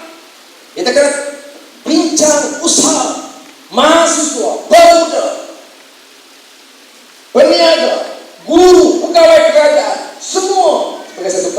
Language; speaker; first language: Malay; native; Malay